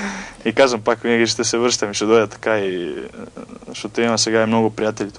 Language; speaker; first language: Bulgarian; non-native, fluent; Croatian